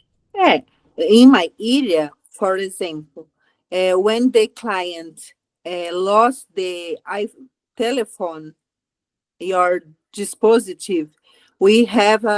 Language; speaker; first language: English; non-native, learner; Portuguese